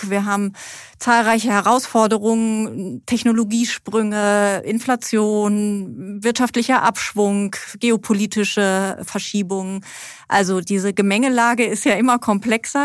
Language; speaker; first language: German; native; German